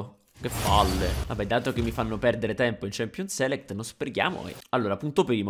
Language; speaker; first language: Italian; native; Italian